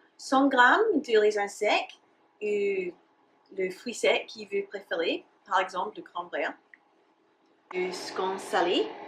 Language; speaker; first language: French; non-native, learner; English